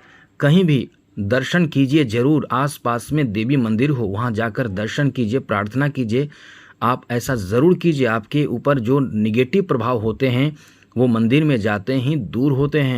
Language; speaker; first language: Hindi; native; Hindi